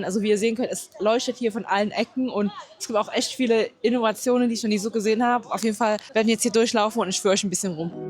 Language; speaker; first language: German; native; German